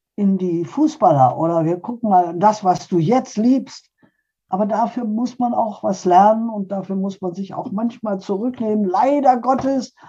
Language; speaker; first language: German; early bilingual, other home language; Polish